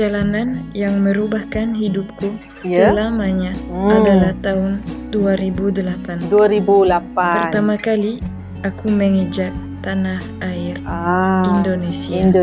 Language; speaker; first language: Indonesian; non-native, fluent; French